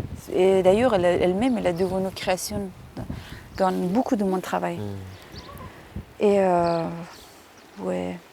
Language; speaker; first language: French; non-native, fluent; Persian